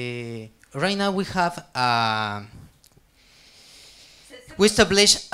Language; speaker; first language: English; non-native, learner; Spanish